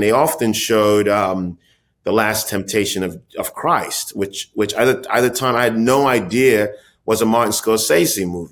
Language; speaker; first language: English; non-native, local second language; Akan